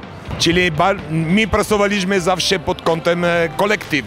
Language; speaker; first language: Polish; non-native, learner; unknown